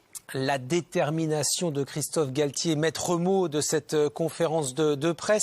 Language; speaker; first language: French; native; French